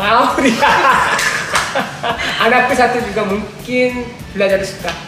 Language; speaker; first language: Indonesian; non-native, learner; Korean